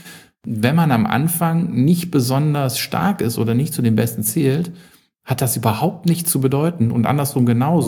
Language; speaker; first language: German; native; German